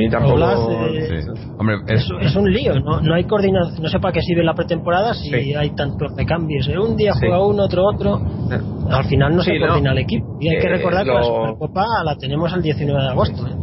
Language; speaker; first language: Spanish; native; Spanish